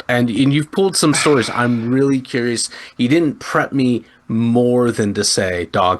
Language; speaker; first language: English; native; English